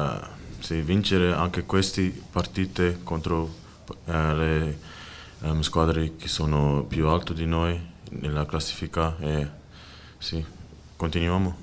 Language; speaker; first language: Italian; non-native, learner; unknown